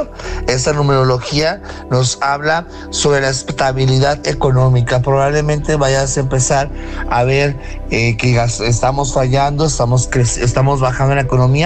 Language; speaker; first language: Spanish; native; Spanish